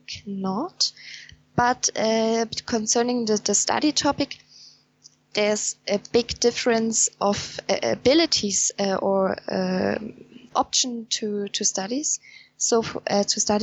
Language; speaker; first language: English; non-native, fluent; German